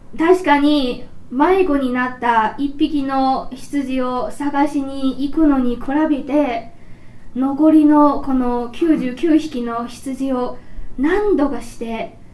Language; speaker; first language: Japanese; non-native, fluent; Chinese